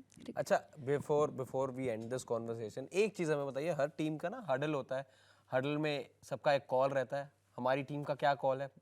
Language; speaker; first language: Hindi; native; Hindi